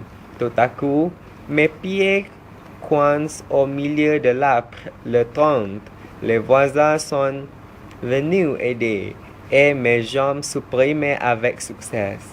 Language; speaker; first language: French; non-native, learner; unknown